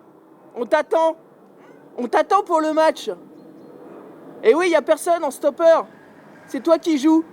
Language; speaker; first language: French; native; French